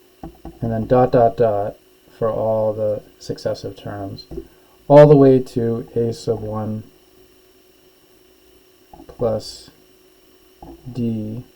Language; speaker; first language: English; native; English